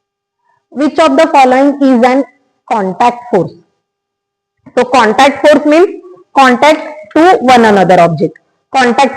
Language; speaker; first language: English; non-native, local second language; Marathi